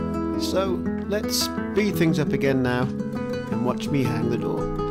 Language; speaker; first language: English; native; English